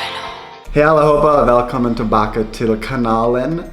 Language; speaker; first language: Swedish; non-native, learner; English